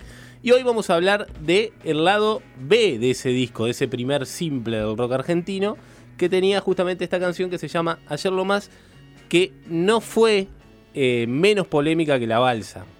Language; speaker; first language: Spanish; native; Spanish